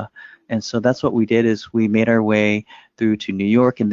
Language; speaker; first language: English; early bilingual, other home language; Vietnamese